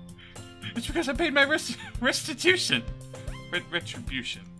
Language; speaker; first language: English; native; English